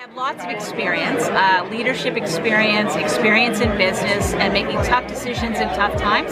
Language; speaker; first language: English; native; English